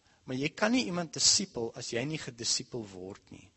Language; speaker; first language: Afrikaans; non-native, local second language; English